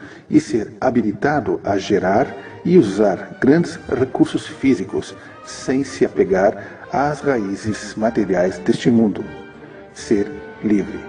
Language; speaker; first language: Portuguese; native; Portuguese